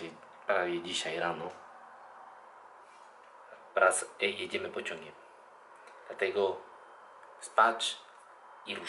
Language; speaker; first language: Polish; non-native, learner; Spanish